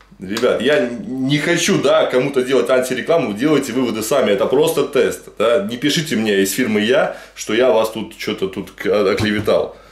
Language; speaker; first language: Russian; native; Russian